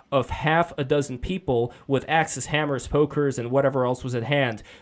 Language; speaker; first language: English; non-native, fluent; Russian